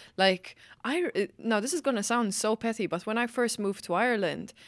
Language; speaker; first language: English; non-native, fluent; Maltese